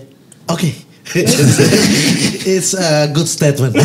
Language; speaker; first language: English; non-native, learner; Indonesian